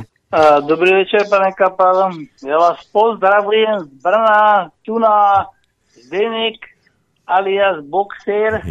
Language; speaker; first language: Czech; native; Czech